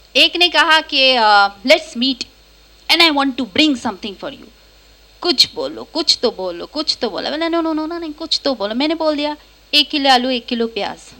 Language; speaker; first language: Hindi; non-native, local second language; Bangla